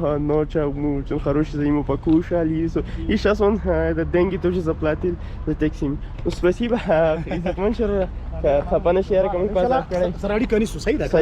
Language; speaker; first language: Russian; non-native, learner; Pashto